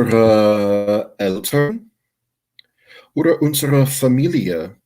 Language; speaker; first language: German; non-native, fluent; English